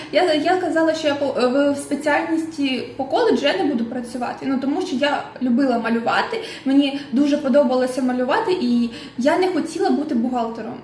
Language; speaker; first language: Ukrainian; non-native, local second language; Russian